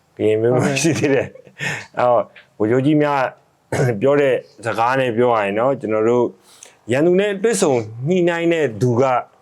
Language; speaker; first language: Burmese; native; Burmese